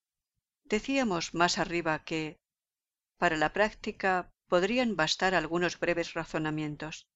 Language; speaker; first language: Spanish; native; Spanish